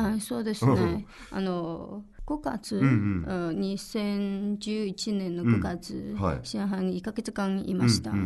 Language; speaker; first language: Japanese; non-native, learner; Chinese